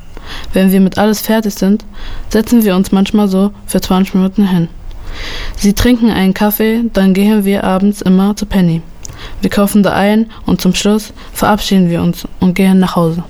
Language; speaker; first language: German; early bilingual, other home language; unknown